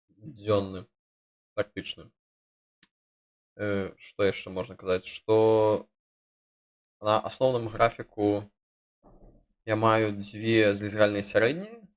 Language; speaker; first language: Belarusian; non-native, local second language; Russian